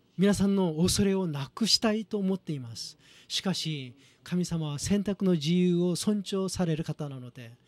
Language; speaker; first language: Japanese; non-native, fluent; Korean